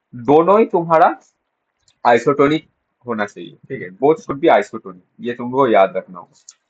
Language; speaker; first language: Hindi; non-native, local second language; Bangla